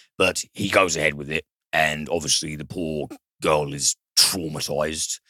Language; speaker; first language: English; native; English